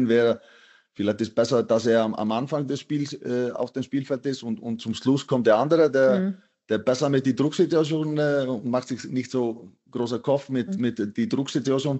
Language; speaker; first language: German; non-native, fluent; Icelandic